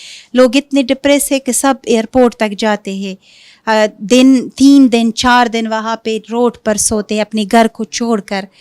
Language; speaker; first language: Hindi; non-native, fluent; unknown